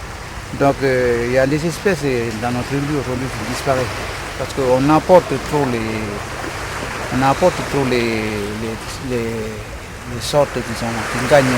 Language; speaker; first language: French; non-native, local second language; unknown